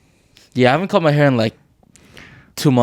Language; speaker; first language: English; native; English